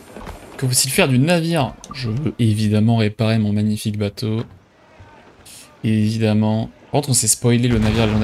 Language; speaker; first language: French; native; French